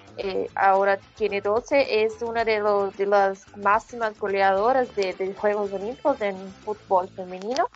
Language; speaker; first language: Spanish; non-native, fluent; Portuguese